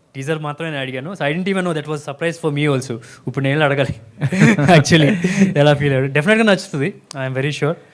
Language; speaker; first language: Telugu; native; Telugu